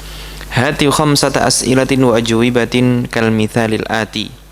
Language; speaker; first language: Arabic; non-native, fluent; Indonesian